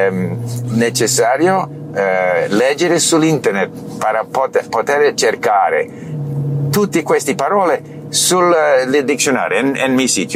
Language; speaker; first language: Italian; non-native, learner; English